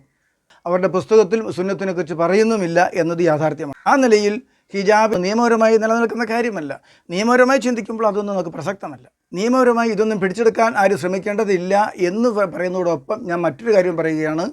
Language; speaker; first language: Malayalam; native; Malayalam